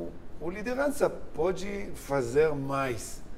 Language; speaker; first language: Portuguese; non-native, learner; Hebrew